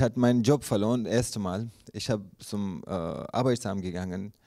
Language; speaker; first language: German; non-native, learner; Urdu